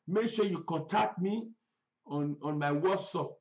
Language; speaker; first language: English; non-native, local second language; Yoruba